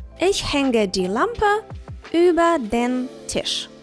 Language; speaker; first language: German; non-native, fluent; Ukrainian